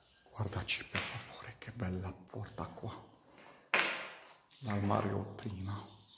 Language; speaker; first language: Italian; non-native, learner; Arabic